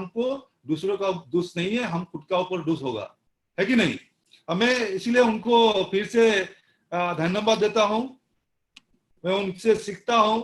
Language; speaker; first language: Hindi; non-native, local second language; Assamese